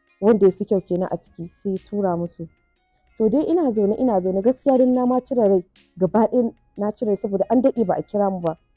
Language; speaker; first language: Hausa; native; Hausa